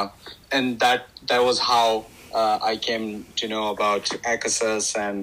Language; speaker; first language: English; non-native, local second language; Pashto